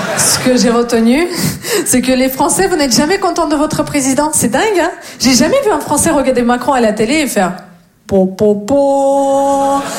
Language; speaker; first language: French; non-native, fluent; Russian